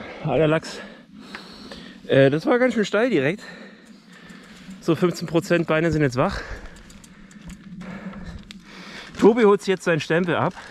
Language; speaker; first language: German; native; German